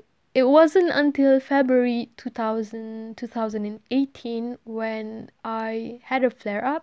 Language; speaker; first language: English; non-native, local second language; Malay